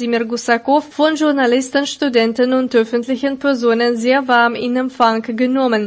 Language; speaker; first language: German; non-native, fluent; Russian